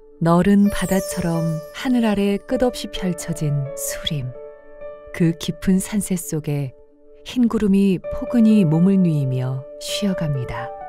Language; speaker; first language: Korean; native; Korean